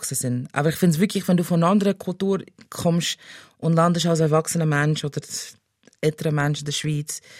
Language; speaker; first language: German; non-native, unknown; English